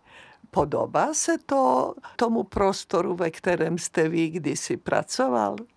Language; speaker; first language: Czech; native; Czech